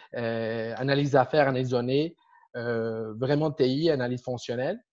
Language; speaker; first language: French; non-native, fluent; Spanish